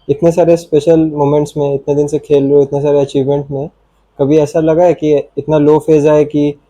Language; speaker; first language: Hindi; non-native, local second language; Bangla